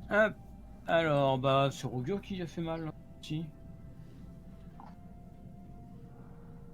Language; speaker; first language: French; native; French